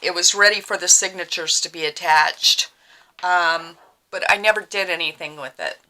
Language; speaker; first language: English; native; English